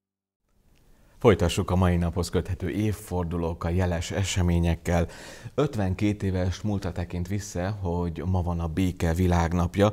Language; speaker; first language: Hungarian; native; Hungarian